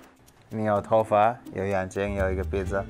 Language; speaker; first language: Chinese; non-native, learner; English